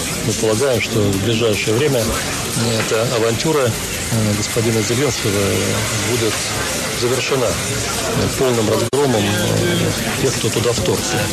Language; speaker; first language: Russian; native; Russian